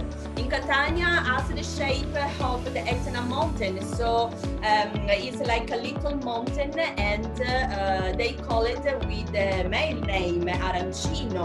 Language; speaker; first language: English; non-native, fluent; Italian